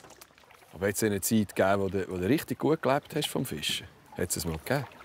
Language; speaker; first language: German; native; German